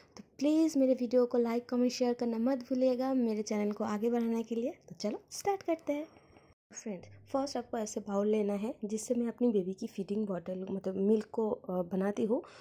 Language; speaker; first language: Hindi; non-native, local second language; Bangla